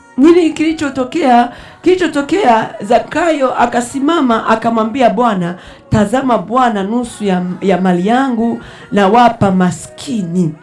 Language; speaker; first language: Swahili; non-native, local second language; Rundi